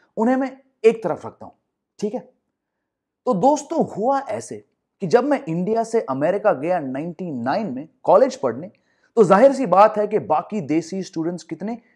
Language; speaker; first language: Hindi; non-native, local second language; English